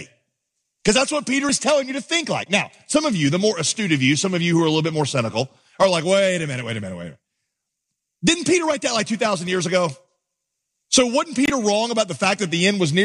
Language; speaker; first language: English; native; English